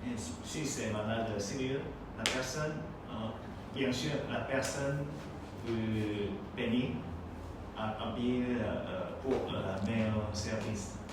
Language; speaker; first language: French; non-native, learner; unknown